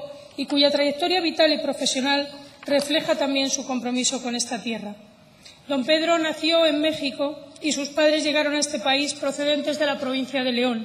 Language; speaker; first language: Spanish; native; Spanish